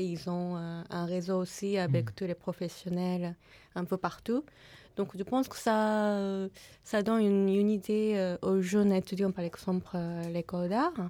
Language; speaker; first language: French; non-native, fluent; Japanese